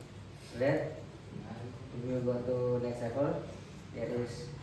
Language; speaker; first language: English; non-native, learner; Indonesian